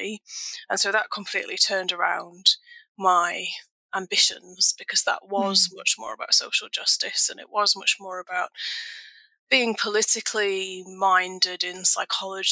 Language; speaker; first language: English; native; English